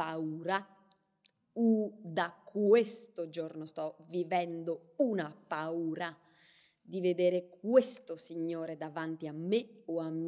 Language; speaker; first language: Italian; non-native, learner; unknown